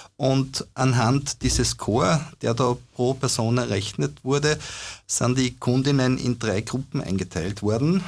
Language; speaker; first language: German; native; German